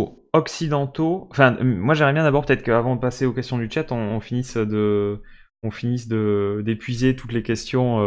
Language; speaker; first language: French; native; French